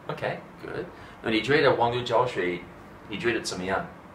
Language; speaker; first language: Chinese; non-native, fluent; English